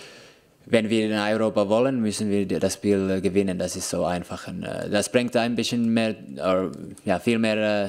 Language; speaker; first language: German; non-native, fluent; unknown